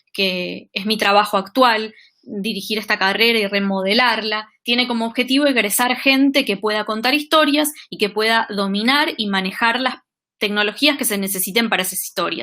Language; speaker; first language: Spanish; native; Spanish